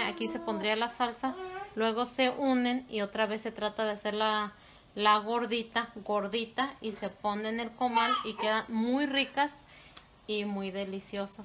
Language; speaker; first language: Spanish; native; Spanish